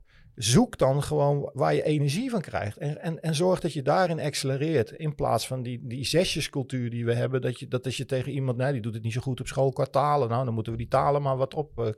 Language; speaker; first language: Dutch; native; Dutch